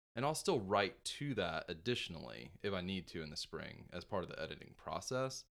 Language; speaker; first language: English; native; English